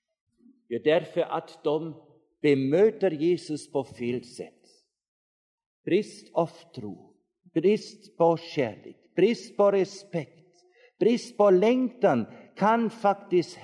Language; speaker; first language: Swedish; non-native, fluent; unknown